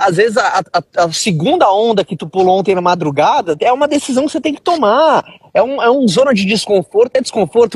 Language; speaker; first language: Portuguese; native; Portuguese